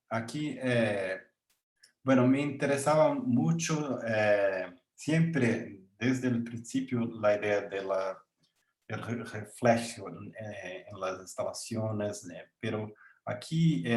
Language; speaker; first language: Spanish; non-native, learner; Portuguese